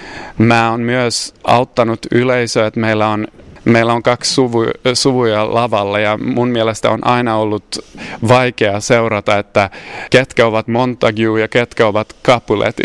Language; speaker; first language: Finnish; non-native, local second language; Swedish